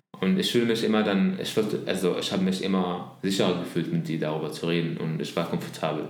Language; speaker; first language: German; non-native, learner; Arabic